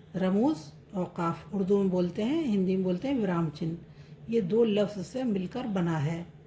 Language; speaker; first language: Hindi; native; Hindi